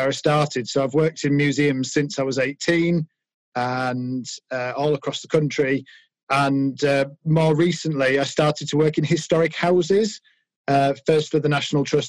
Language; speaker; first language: English; native; English